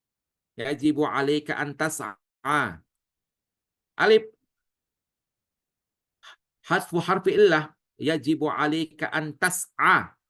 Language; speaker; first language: Arabic; non-native, fluent; Indonesian